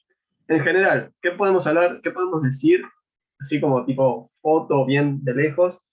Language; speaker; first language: Spanish; native; Spanish